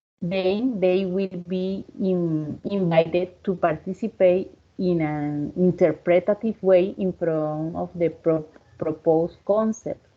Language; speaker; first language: English; non-native, learner; Spanish